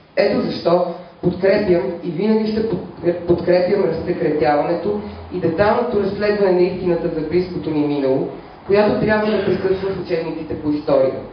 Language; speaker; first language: Bulgarian; native; Bulgarian